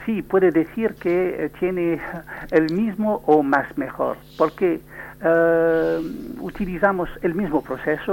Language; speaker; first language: Spanish; non-native, learner; French